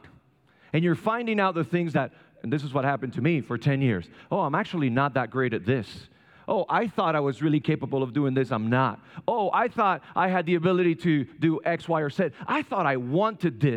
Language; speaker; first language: English; non-native, fluent; Spanish